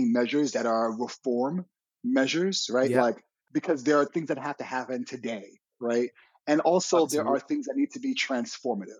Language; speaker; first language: English; native; English